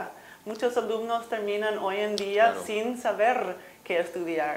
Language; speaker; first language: Spanish; non-native, fluent; English